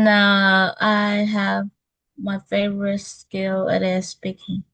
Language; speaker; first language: English; non-native, learner; Vietnamese